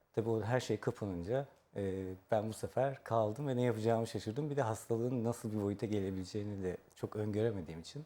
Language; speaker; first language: Turkish; native; Turkish